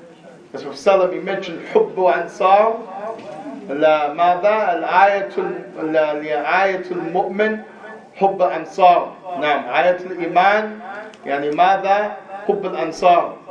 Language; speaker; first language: Arabic; non-native, learner; English